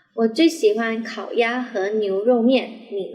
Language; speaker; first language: Chinese; non-native, fluent; Indonesian